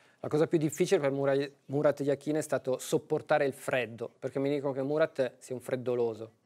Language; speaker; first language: Italian; native; Italian